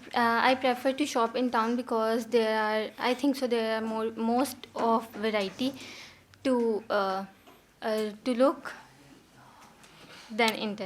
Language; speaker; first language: English; non-native, learner; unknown